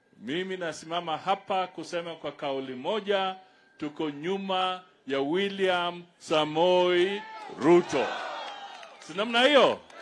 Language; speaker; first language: Swahili; non-native, local second language; Kalenjin